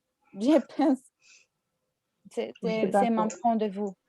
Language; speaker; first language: French; non-native, learner; Spanish